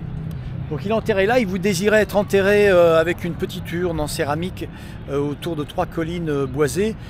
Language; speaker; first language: French; native; French